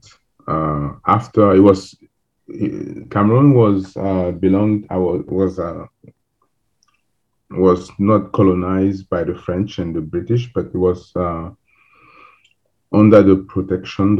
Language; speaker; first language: English; non-native, local second language; French